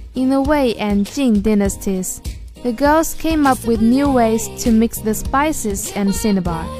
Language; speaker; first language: English; non-native, fluent; Chinese